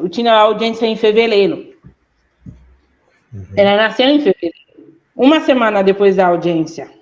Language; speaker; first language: Portuguese; non-native, fluent; Haitian Creole